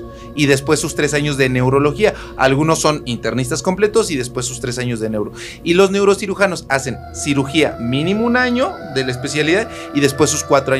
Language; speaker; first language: Spanish; native; Spanish